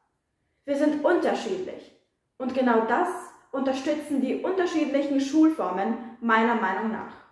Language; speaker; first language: German; non-native, fluent; Polish